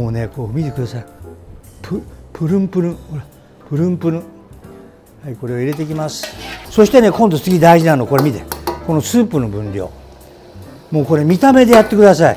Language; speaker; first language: Japanese; native; Japanese